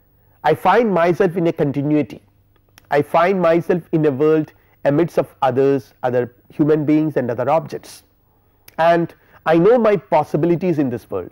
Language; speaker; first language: English; non-native, local second language; Malayalam